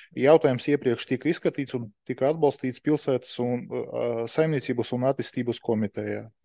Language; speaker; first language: Latvian; non-native, local second language; Russian